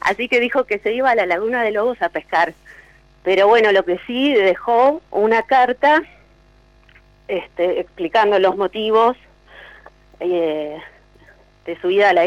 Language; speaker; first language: Spanish; native; Spanish